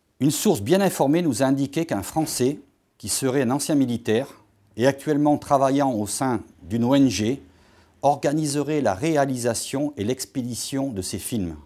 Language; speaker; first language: French; native; French